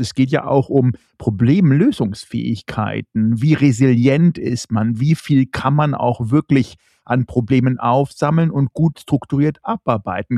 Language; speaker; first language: German; native; German